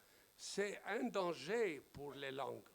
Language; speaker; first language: French; non-native, fluent; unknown